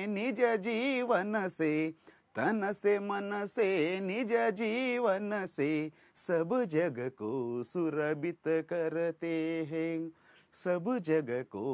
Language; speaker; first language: Hindi; non-native, local second language; Kannada